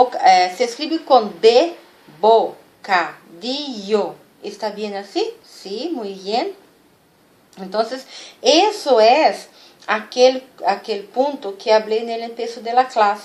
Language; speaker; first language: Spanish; non-native, fluent; Portuguese